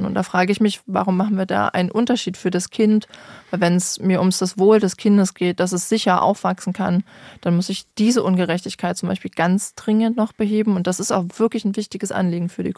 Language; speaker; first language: German; native; German